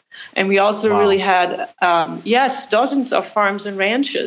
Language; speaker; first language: English; non-native, fluent; German